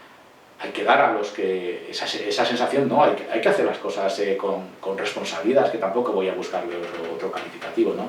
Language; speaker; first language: Spanish; native; Spanish